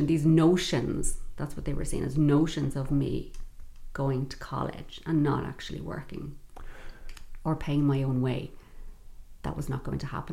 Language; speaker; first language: English; native; English